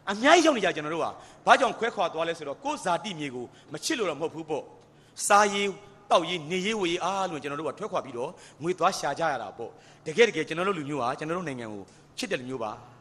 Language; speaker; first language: Burmese; native; Burmese